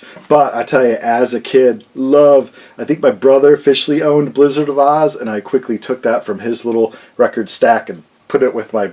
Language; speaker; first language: English; native; English